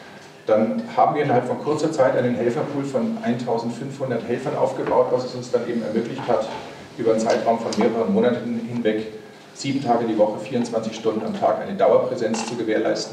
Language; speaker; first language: German; native; German